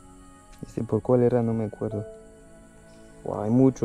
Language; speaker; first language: Spanish; non-native, learner; French